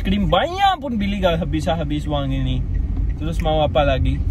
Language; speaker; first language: Indonesian; non-native, learner; Urdu